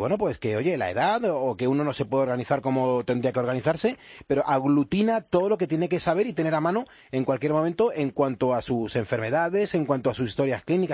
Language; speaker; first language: Spanish; native; Spanish